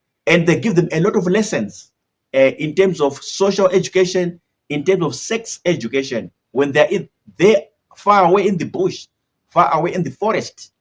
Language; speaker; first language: English; non-native, local second language; Shona